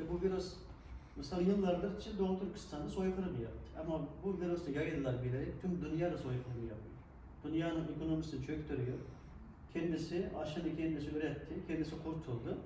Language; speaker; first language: Turkish; non-native, learner; Uyghur